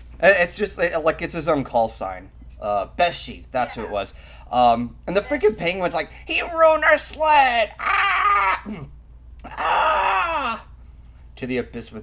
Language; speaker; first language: English; native; English